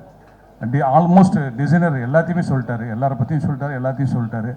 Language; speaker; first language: Tamil; native; Tamil